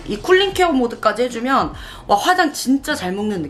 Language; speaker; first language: Korean; native; Korean